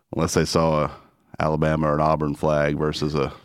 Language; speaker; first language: English; native; English